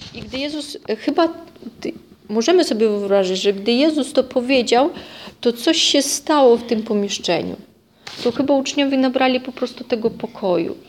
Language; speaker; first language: Polish; non-native, fluent; Russian